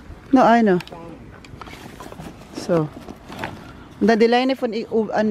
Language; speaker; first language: German; non-native, learner; Filipino